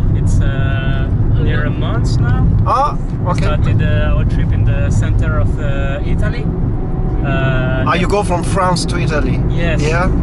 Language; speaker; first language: English; non-native, learner; German